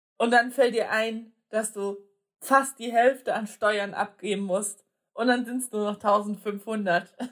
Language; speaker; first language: German; early bilingual, other home language; Polish